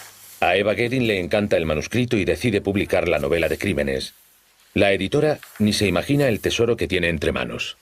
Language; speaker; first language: Spanish; native; Spanish